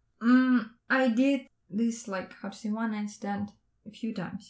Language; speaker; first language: English; non-native, fluent; Russian